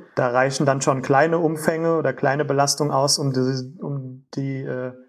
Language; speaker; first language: German; native; German